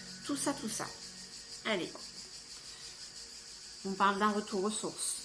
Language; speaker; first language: French; native; French